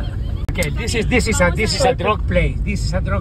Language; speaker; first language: English; non-native, learner; Spanish